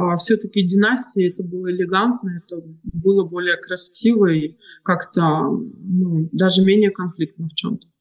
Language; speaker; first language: Russian; native; Russian